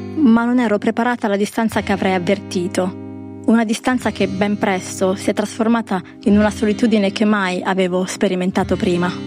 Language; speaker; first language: Italian; native; Italian